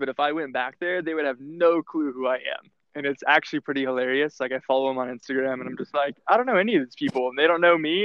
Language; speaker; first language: English; native; English